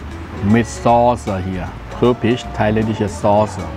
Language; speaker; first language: German; non-native, fluent; Thai